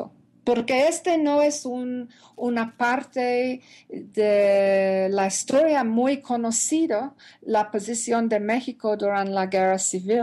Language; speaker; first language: Spanish; non-native, learner; English